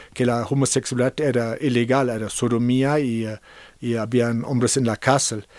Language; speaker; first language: Spanish; non-native, fluent; German